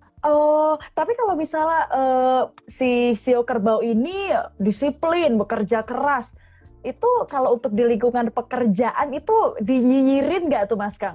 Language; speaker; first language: Indonesian; native; Indonesian